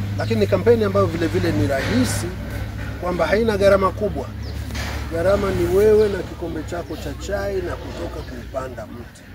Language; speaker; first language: Swahili; native; Swahili